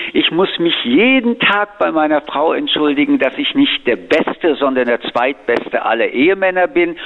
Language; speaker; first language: German; early bilingual, other home language; French